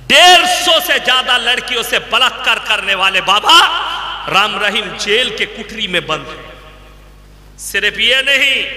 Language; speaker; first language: Hindi; non-native, local second language; Bangla